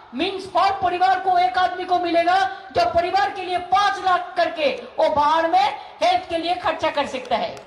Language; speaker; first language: Hindi; non-native, local second language; Bangla